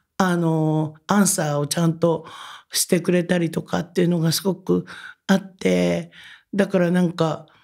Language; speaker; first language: Japanese; native; Japanese